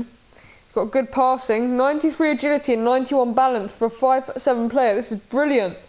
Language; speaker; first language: English; native; English